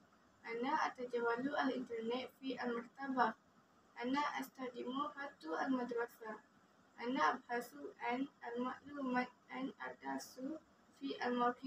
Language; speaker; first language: Arabic; non-native, learner; Malay